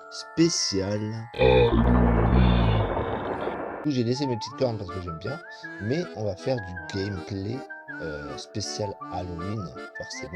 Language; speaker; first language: French; native; French